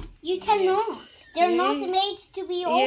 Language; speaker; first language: English; early bilingual, other home language; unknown